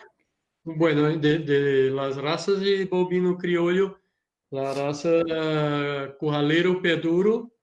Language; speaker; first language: Spanish; non-native, learner; Portuguese